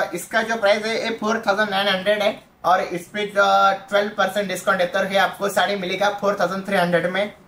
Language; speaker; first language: Hindi; non-native, local second language; Marathi